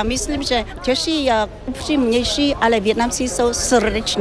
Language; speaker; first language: Czech; non-native, fluent; Vietnamese